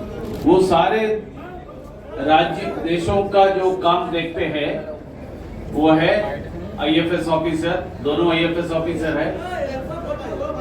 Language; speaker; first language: Hindi; non-native, local second language; Malayalam